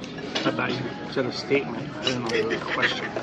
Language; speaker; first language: English; native; English